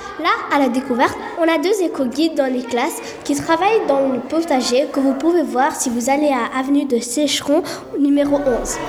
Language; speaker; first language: French; native; French